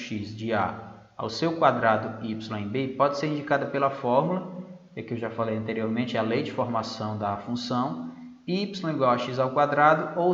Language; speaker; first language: Portuguese; native; Portuguese